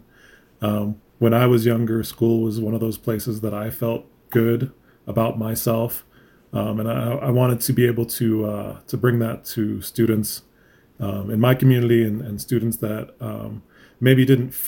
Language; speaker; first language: English; native; English